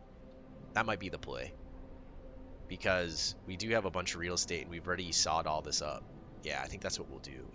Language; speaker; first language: English; native; English